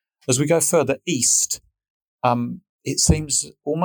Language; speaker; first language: English; native; English